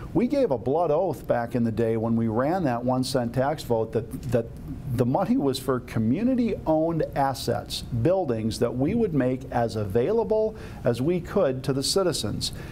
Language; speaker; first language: English; native; English